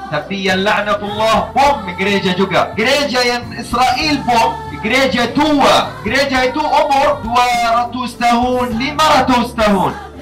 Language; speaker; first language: Malay; non-native, fluent; Arabic